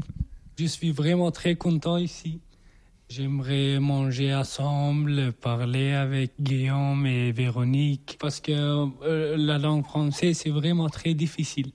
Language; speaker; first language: French; non-native, learner; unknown